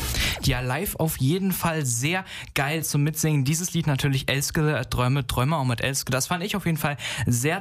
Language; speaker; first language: German; native; German